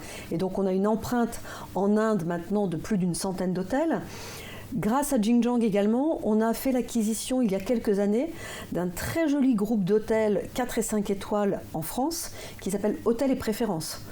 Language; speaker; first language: French; native; French